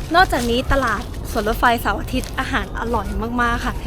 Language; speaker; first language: Thai; early bilingual, other home language; Italian